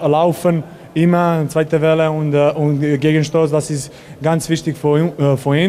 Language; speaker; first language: German; non-native, learner; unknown